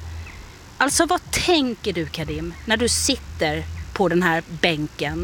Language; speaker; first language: Swedish; native; Swedish